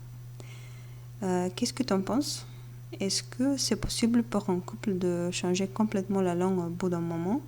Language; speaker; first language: French; non-native, fluent; Bulgarian